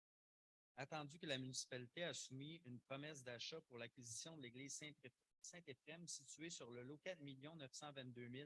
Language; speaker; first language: French; native; French